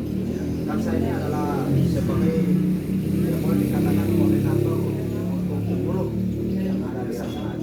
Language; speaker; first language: Indonesian; non-native, local second language; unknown